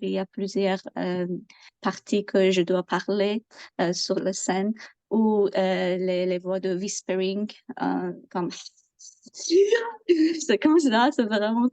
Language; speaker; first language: French; non-native, learner; Persian